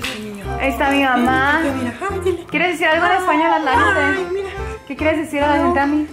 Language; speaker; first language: Spanish; early bilingual, heritage; Spanish